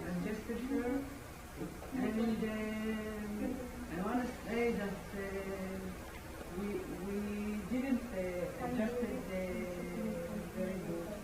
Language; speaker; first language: English; non-native, learner; Amharic